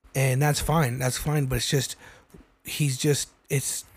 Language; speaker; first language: English; native; English